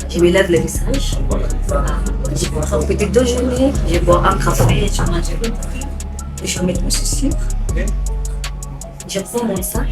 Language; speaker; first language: French; non-native, learner; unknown